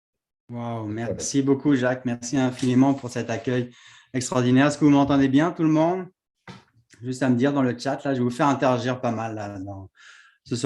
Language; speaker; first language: French; native; French